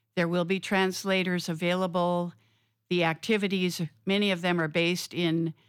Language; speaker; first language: English; native; English